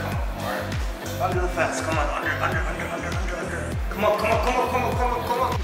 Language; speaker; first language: English; native; English